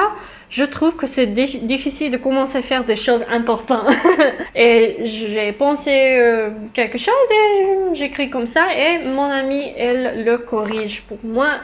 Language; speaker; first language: French; non-native, learner; English